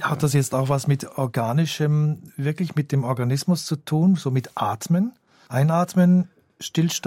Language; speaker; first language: German; native; German